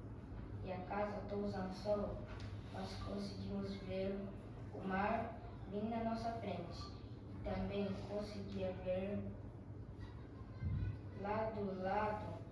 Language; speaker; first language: Portuguese; early bilingual, heritage; Portuguese